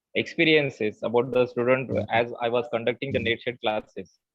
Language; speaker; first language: English; non-native, local second language; Marathi